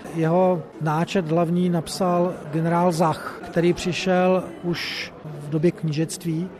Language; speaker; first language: Czech; native; Czech